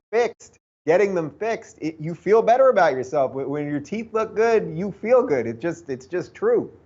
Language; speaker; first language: English; native; English